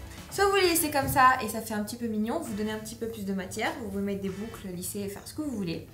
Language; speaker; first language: French; native; French